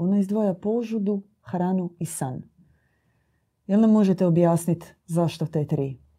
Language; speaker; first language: Croatian; native; Croatian